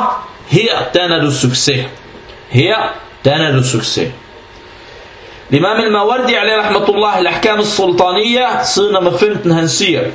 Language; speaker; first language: Danish; early bilingual, other home language; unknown